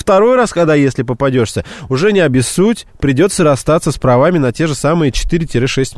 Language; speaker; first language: Russian; native; Russian